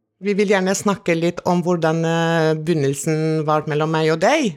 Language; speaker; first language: Norwegian; non-native, fluent; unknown